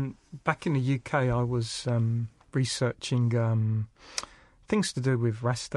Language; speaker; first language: English; native; English